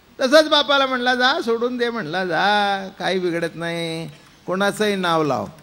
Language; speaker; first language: Marathi; native; Marathi